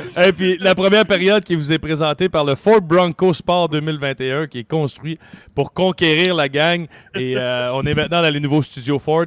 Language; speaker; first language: French; native; French